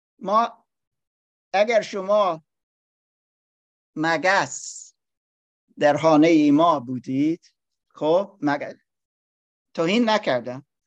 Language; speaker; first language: Persian; non-native, learner; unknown